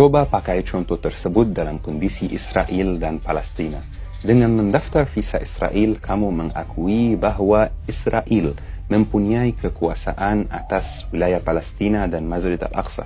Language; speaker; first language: Indonesian; non-native, fluent; Arabic